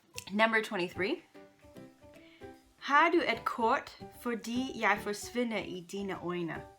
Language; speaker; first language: Danish; non-native, learner; English